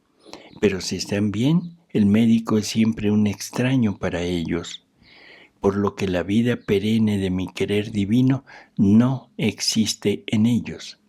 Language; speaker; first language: Spanish; native; Spanish